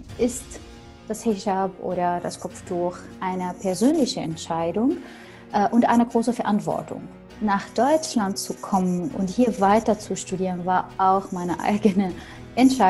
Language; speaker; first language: German; non-native, fluent; Arabic